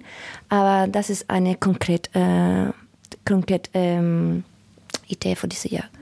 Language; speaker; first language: German; non-native, learner; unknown